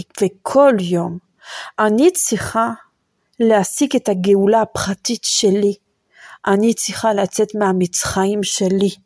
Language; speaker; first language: Hebrew; non-native, fluent; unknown